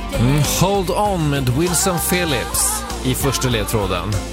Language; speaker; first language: Swedish; native; Swedish